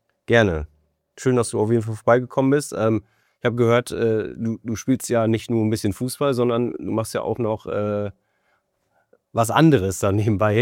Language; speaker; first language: German; native; German